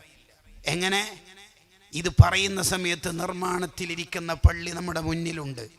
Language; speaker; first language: Malayalam; native; Malayalam